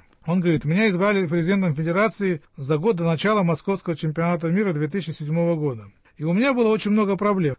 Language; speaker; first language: Russian; native; Russian